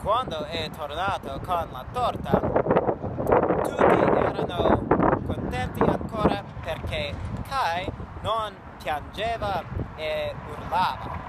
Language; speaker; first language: Italian; non-native, learner; English